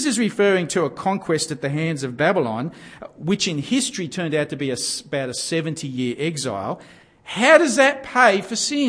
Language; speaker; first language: English; native; English